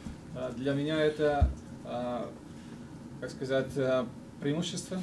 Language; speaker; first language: Russian; non-native, learner; Ukrainian